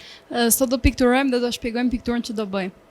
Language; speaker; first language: Albanian; early bilingual, heritage; Albanian